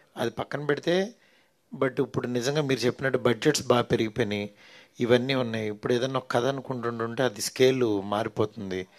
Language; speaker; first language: Telugu; native; Telugu